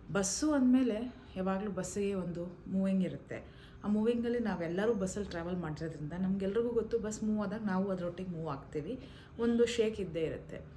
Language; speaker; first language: Kannada; non-native, local second language; Malayalam